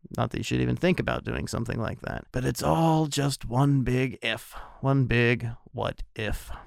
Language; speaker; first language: English; native; English